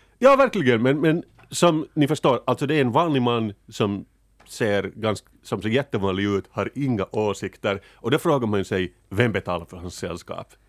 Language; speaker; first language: Swedish; native; Swedish